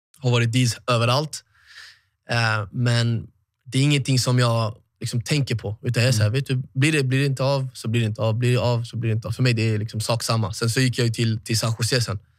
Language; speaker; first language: Swedish; early bilingual, other home language; Tigrinya